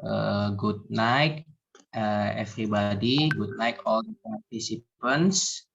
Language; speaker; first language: English; non-native, learner; Indonesian